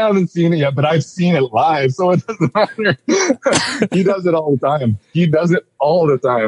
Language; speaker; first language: English; native; English